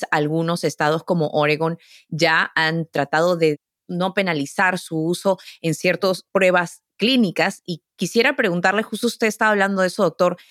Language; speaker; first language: Spanish; native; Spanish